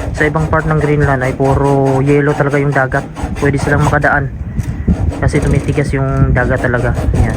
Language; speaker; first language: Filipino; native; Filipino